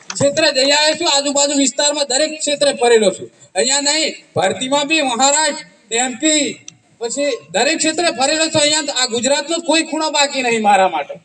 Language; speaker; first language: Gujarati; non-native, local second language; Rathawi